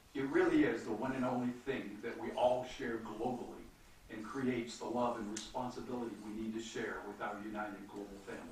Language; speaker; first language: English; native; English